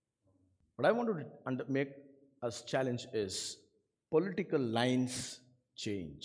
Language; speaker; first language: English; non-native, local second language; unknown